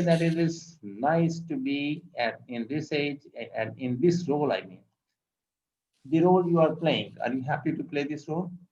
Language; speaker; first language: English; non-native, local second language; Urdu